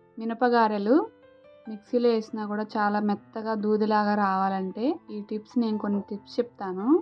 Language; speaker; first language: Telugu; native; Telugu